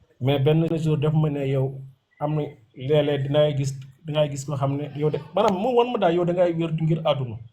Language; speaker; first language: Wolof; non-native, local second language; Fula